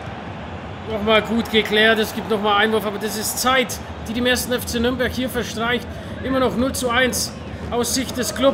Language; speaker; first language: German; native; German